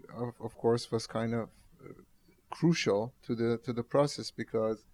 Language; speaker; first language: English; non-native, fluent; Persian